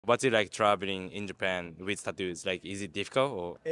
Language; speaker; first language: English; non-native, fluent; Japanese